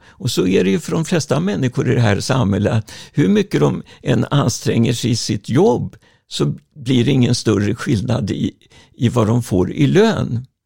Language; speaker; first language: Swedish; native; Swedish